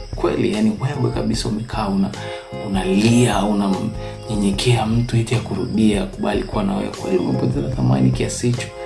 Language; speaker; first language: Swahili; native; Swahili